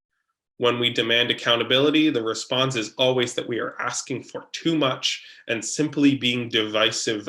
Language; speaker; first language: English; native; English